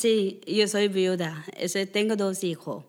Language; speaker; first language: Spanish; non-native, learner; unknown